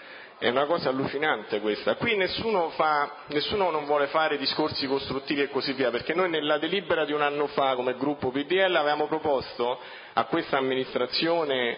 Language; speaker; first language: Italian; native; Italian